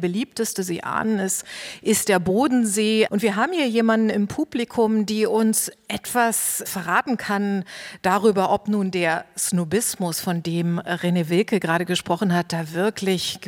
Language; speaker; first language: German; native; German